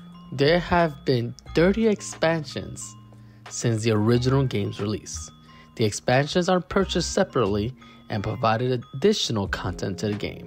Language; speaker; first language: English; native; English